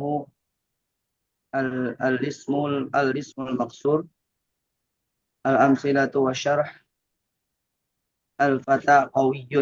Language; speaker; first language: Arabic; non-native, learner; Indonesian